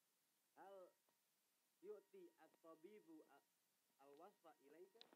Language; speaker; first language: Arabic; non-native, learner; Indonesian